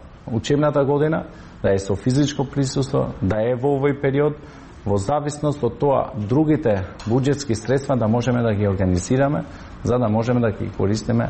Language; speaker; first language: Macedonian; non-native, local second language; Albanian